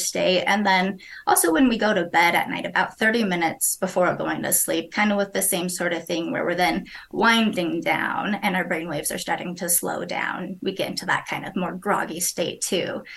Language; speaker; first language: English; native; English